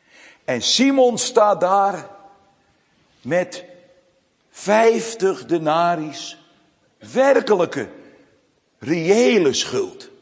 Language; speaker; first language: Dutch; native; Dutch